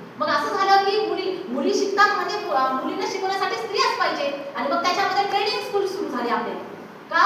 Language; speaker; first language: Marathi; non-native, local second language; Urdu